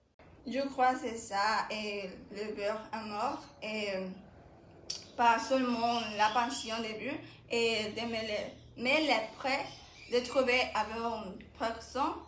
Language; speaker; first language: French; non-native, learner; Spanish